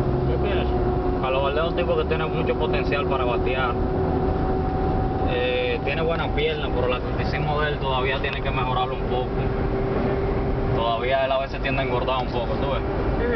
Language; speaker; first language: Spanish; native; Spanish